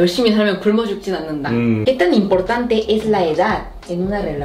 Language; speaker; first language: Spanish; non-native, fluent; Korean